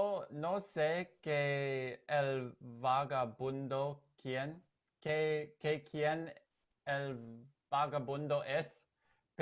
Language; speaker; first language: Spanish; non-native, learner; English